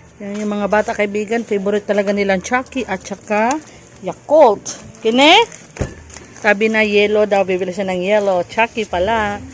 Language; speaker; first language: Filipino; non-native, local second language; Cebuano